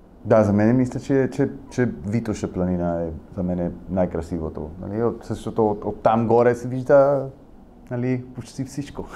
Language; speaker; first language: Bulgarian; non-native, learner; Spanish